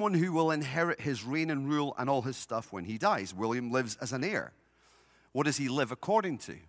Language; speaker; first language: English; native; English